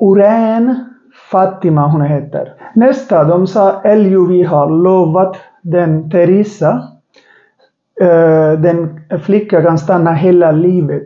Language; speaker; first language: Swedish; non-native, learner; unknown